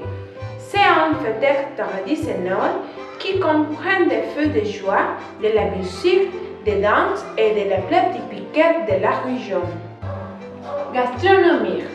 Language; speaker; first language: French; non-native, learner; Spanish